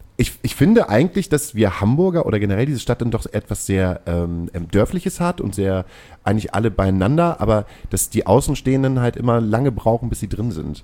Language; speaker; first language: German; native; German